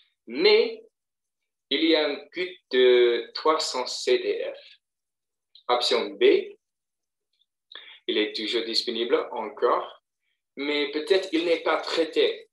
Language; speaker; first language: French; non-native, fluent; English